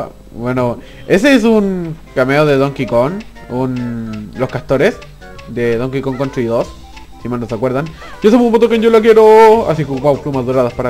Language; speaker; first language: Spanish; native; Spanish